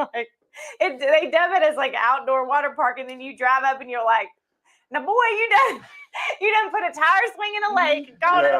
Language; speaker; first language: English; native; English